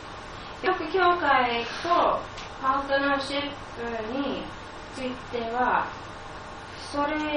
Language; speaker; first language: Japanese; non-native, learner; English